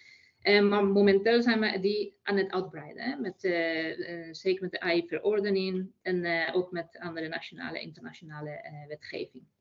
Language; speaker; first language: Dutch; non-native, fluent; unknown